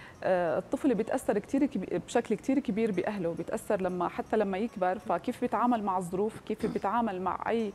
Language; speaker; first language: Arabic; native; Arabic